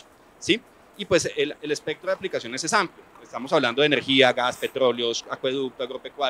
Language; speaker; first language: Spanish; native; Spanish